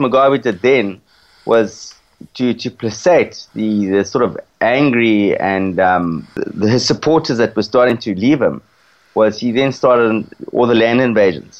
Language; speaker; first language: English; native; English